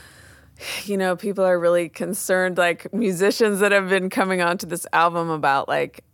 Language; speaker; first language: English; native; English